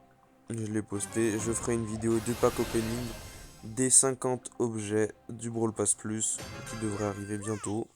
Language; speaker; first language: French; native; French